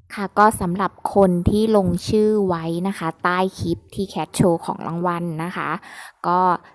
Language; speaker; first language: Thai; native; Thai